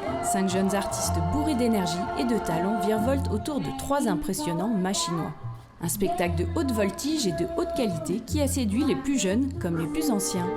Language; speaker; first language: French; native; French